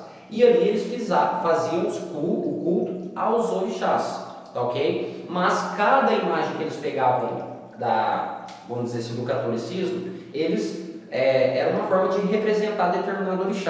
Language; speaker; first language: Portuguese; native; Portuguese